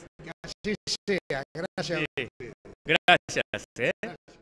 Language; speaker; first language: Spanish; non-native, learner; Japanese